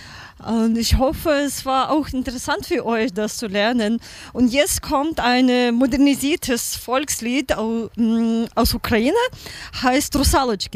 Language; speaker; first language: German; non-native, learner; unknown